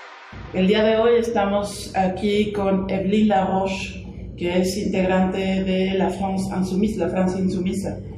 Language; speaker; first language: Spanish; native; Spanish